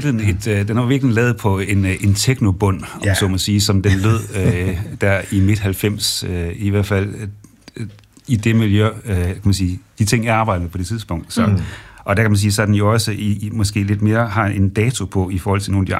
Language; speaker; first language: Danish; native; Danish